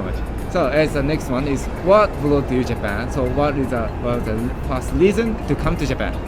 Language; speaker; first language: English; non-native, learner; Japanese